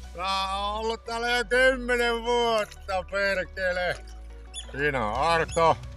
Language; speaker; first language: Finnish; native; Finnish